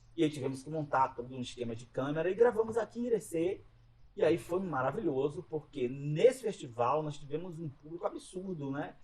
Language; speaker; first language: Portuguese; native; Portuguese